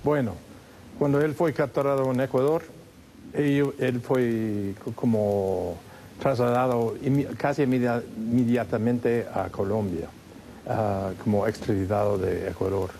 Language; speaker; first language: Spanish; non-native, fluent; English